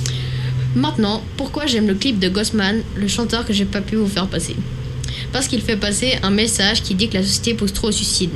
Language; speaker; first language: French; native; French